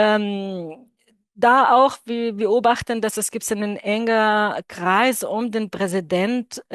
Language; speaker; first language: German; non-native, fluent; Arabic